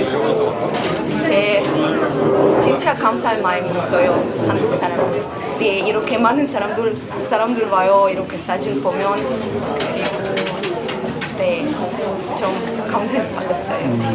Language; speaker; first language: Korean; non-native, learner; Ukrainian